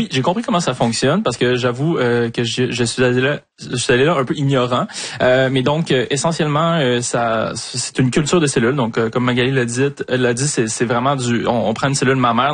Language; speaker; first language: French; native; French